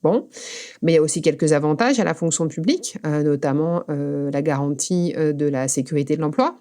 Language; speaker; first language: French; native; French